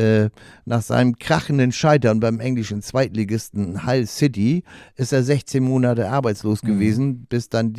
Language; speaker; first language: German; native; German